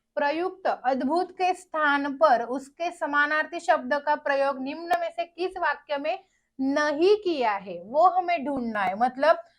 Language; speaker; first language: Hindi; non-native, local second language; Marathi